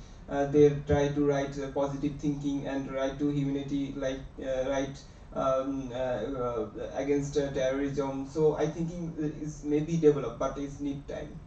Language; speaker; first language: English; non-native, learner; Bangla